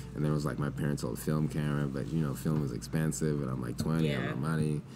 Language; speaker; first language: English; native; English